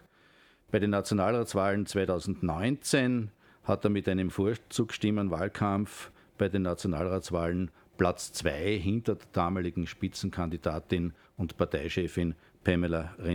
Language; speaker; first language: German; native; German